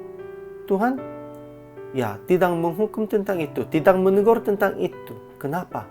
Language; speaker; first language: Indonesian; non-native, fluent; Korean